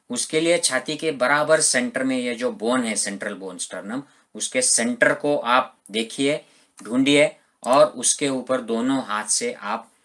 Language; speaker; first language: Hindi; non-native, local second language; Marathi